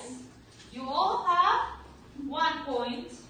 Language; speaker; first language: English; non-native, learner; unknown